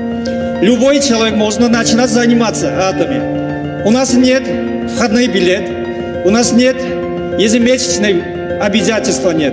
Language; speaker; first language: Russian; non-native, learner; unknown